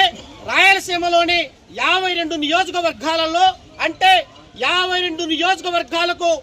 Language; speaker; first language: Telugu; native; Telugu